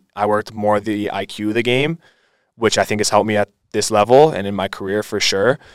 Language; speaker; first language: English; native; English